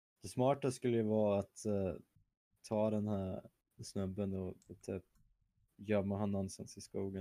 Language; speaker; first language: Swedish; non-native, fluent; German